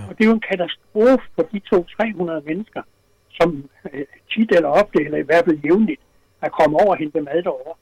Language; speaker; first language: Danish; native; Danish